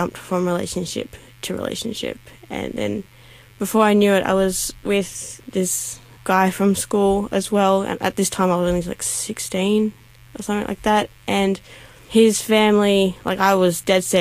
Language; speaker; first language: English; native; English